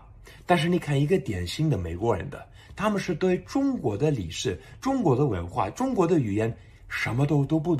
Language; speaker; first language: Chinese; non-native, fluent; English